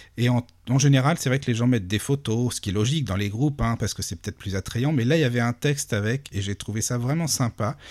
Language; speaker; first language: French; native; French